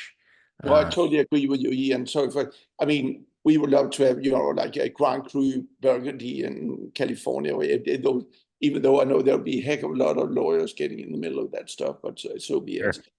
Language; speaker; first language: English; non-native, fluent; Danish